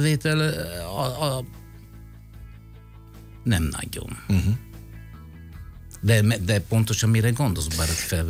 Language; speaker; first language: Hungarian; non-native, fluent; Italian